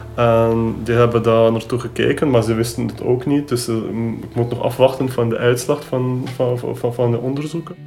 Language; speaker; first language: Dutch; non-native, fluent; Ukrainian